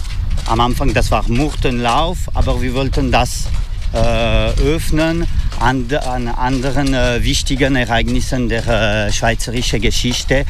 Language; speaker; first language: German; non-native, fluent; French